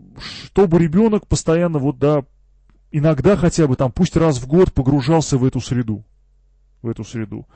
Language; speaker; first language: Russian; early bilingual, heritage; Russian